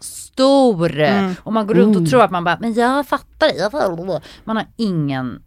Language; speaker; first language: Swedish; native; Swedish